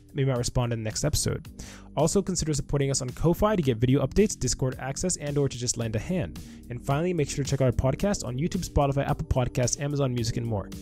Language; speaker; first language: English; native; English